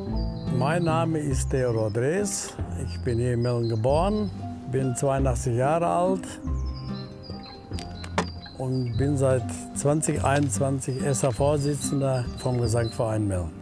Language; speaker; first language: German; native; German